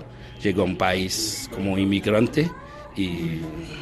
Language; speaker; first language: Spanish; non-native, learner; Haitian Creole